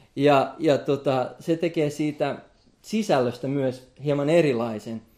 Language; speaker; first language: Finnish; non-native, local second language; Swedish